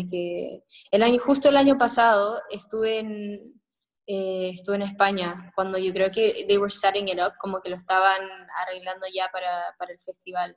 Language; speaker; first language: Spanish; early bilingual, heritage; Spanish